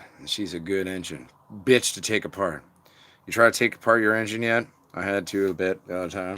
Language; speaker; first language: English; native; English